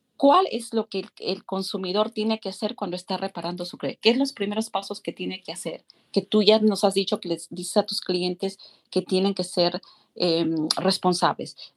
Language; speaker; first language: Spanish; native; Spanish